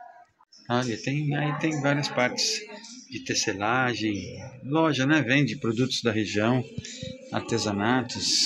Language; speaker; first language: Portuguese; native; Portuguese